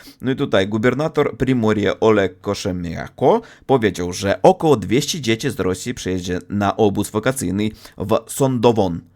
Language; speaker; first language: Polish; non-native, fluent; Russian